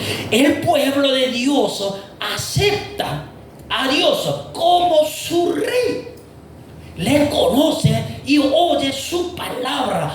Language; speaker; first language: Spanish; non-native, fluent; Korean